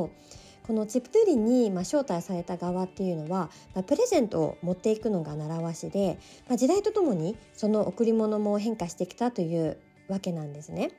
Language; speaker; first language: Japanese; native; Japanese